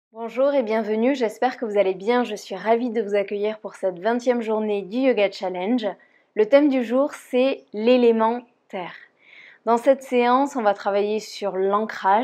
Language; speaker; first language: French; native; French